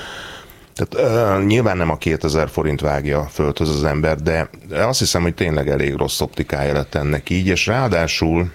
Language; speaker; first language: Hungarian; native; Hungarian